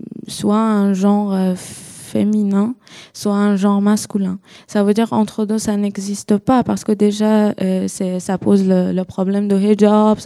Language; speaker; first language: French; non-native, learner; Persian